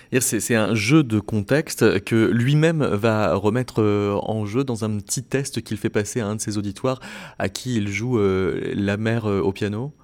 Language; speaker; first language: French; native; French